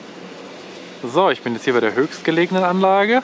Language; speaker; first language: German; native; German